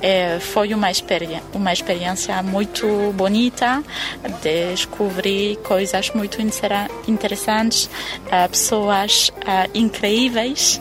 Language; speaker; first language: Portuguese; non-native, fluent; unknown